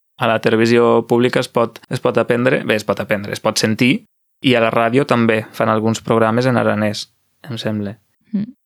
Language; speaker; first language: Catalan; native; Catalan